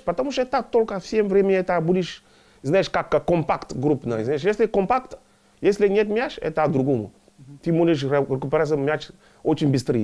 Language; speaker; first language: Russian; non-native, learner; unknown